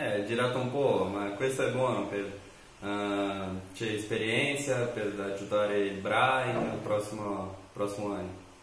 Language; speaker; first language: Italian; non-native, learner; Portuguese